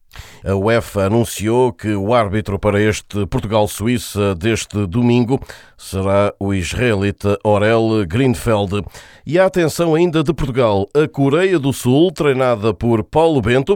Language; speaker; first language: Portuguese; native; Portuguese